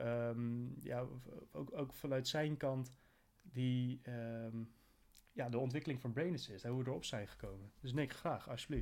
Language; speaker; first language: Dutch; native; Dutch